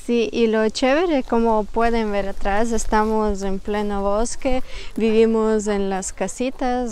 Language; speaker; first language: Spanish; non-native, fluent; Ukrainian